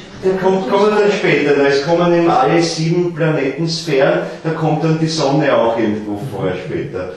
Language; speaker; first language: German; native; German